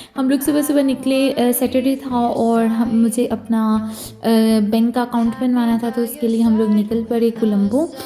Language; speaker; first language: Urdu; native; Urdu